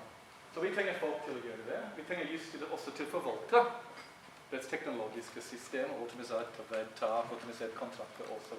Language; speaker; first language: Norwegian; non-native, fluent; English